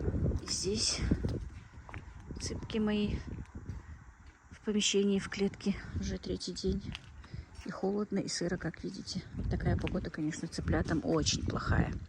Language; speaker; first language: Russian; non-native, local second language; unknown